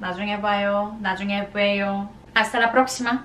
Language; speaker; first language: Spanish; non-native, fluent; Korean